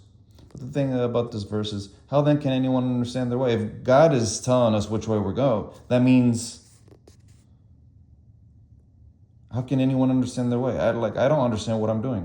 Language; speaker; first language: English; native; English